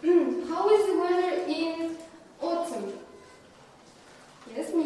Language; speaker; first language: English; non-native, learner; Kazakh